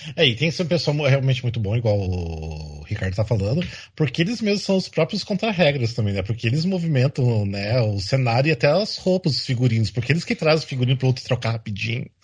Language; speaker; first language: Portuguese; native; Portuguese